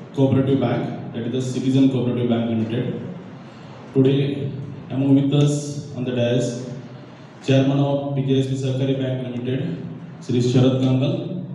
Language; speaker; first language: English; non-native, local second language; Marathi